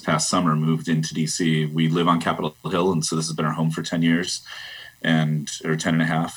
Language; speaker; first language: English; native; English